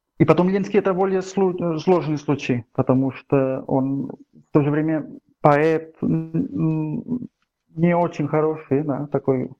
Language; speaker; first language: Russian; non-native, fluent; Catalan